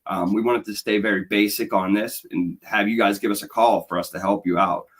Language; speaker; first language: English; native; English